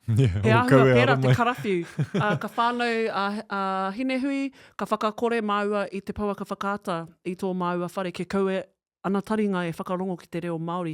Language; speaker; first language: Māori; non-native, local second language; English